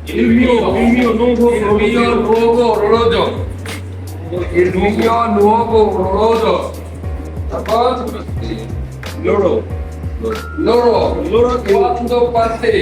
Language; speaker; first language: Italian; non-native, learner; Bangla